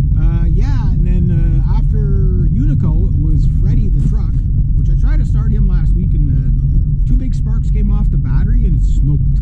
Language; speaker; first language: English; native; English